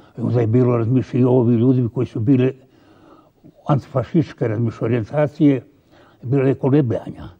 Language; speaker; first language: Croatian; native; Croatian